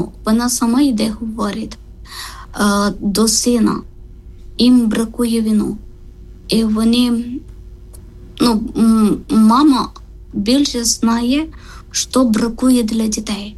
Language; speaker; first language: Ukrainian; non-native, learner; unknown